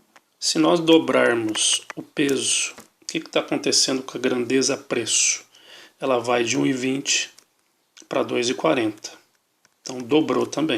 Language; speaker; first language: Portuguese; native; Portuguese